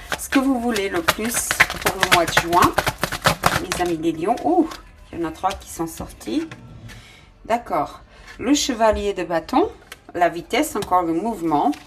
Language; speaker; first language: French; non-native, fluent; Portuguese